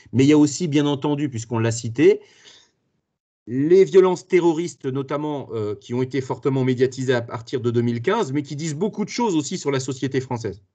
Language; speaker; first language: French; native; French